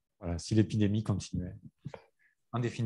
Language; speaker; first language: French; native; French